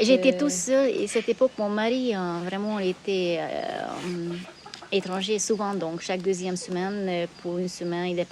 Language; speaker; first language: French; non-native, fluent; Hungarian